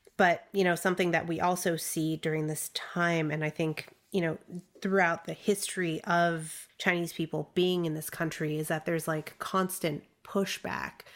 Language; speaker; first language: English; early bilingual, other home language; Chinese